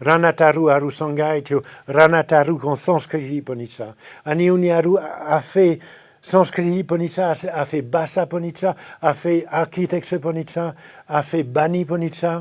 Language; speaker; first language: Nepali; non-native, fluent; French